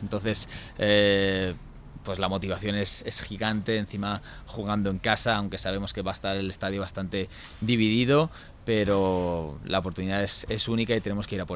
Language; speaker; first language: Spanish; native; Spanish